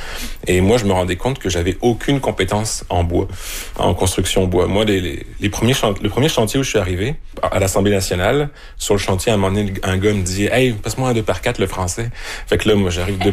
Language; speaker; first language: French; native; French